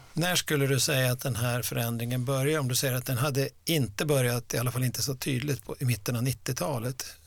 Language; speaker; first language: Swedish; native; Swedish